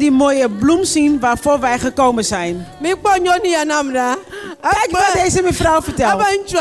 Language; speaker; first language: Dutch; non-native, fluent; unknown